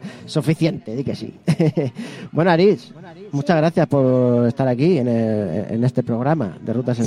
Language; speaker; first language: Spanish; native; Spanish